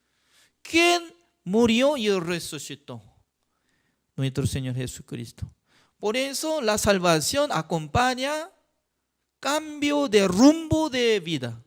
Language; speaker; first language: Spanish; non-native, fluent; Korean